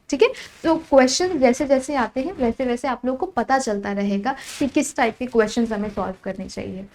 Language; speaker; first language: Hindi; native; Hindi